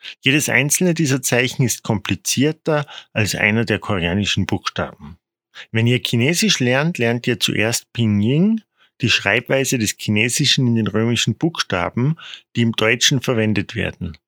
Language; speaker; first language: German; non-native, fluent; Korean